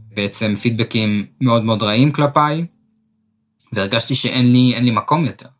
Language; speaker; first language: Hebrew; native; Hebrew